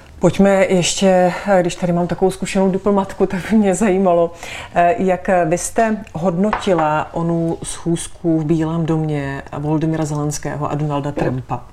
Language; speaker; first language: Czech; native; Czech